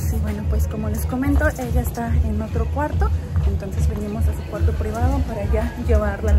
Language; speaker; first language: Spanish; native; Spanish